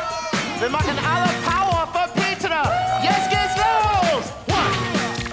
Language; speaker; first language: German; non-native, fluent; English